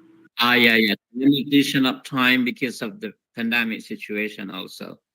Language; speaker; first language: English; non-native, fluent; Indonesian